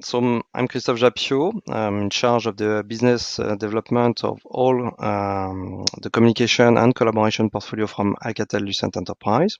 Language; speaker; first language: English; non-native, fluent; French